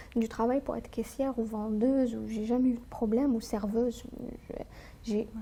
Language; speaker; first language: French; non-native, local second language; Arabic